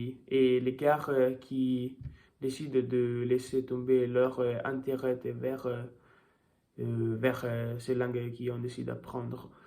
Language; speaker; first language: French; non-native, learner; Italian